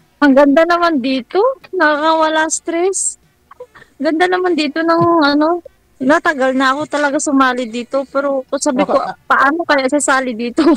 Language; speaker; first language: Filipino; non-native, local second language; Hiligaynon